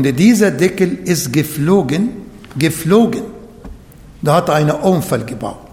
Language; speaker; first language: German; non-native, fluent; Arabic